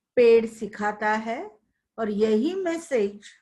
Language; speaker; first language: Hindi; non-native, local second language; Marathi